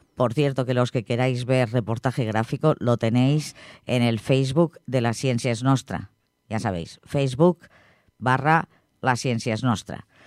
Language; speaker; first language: Spanish; non-native, local second language; Catalan